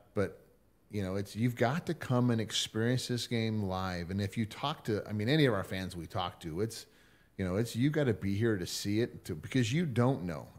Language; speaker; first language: English; native; English